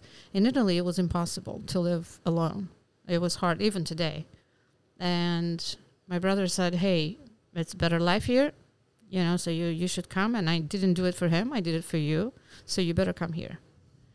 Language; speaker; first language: English; non-native, fluent; Albanian